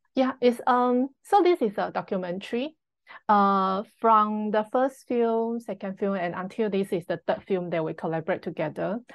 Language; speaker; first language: English; non-native, fluent; Chinese